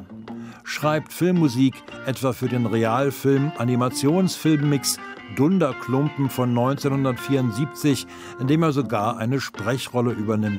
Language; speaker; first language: German; native; German